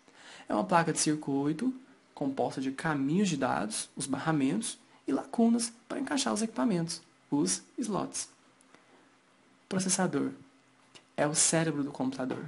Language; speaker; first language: Portuguese; native; Portuguese